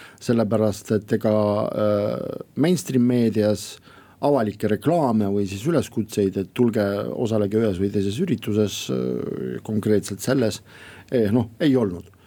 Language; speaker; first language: Estonian; non-native, local second language; Russian